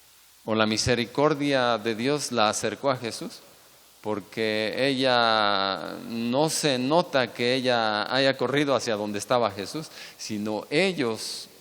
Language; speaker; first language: Spanish; native; Spanish